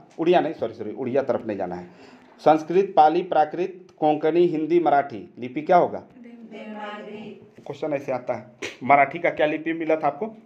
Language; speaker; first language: Hindi; native; Hindi